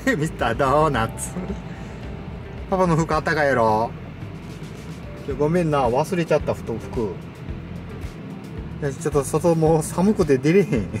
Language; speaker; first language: Japanese; native; Japanese